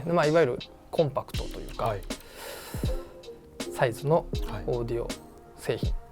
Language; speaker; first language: Japanese; native; Japanese